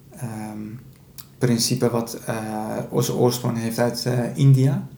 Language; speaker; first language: Dutch; early bilingual, other home language; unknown